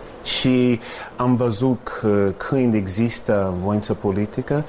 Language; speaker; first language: Romanian; non-native, fluent; English